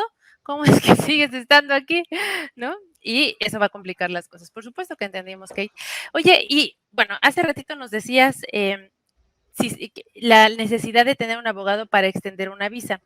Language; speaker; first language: Spanish; native; Spanish